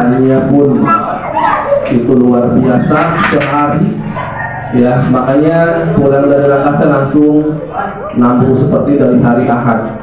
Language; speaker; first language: Indonesian; non-native, local second language; Sundanese